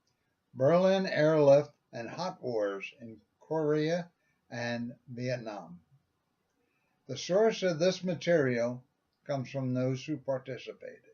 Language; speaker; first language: English; native; English